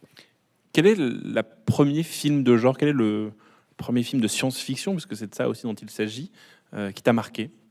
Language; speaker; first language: French; native; French